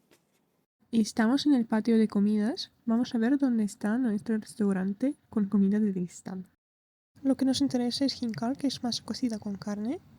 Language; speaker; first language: Spanish; non-native, fluent; Russian